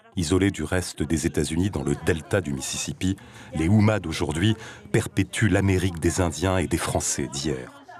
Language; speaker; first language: French; native; French